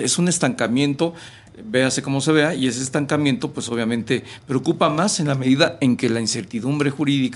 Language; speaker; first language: Spanish; native; Spanish